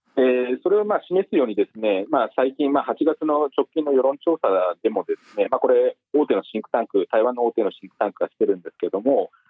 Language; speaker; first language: Japanese; native; Japanese